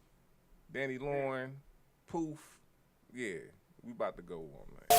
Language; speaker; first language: English; native; English